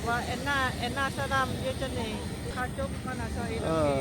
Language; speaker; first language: Korean; non-native, learner; Lao